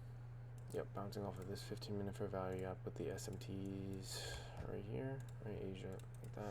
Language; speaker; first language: English; native; English